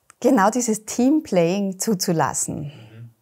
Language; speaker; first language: German; native; German